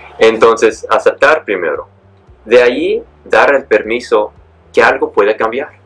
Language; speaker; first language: Spanish; early bilingual, heritage; Spanish